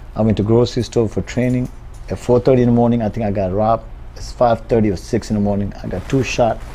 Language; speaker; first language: English; non-native, local second language; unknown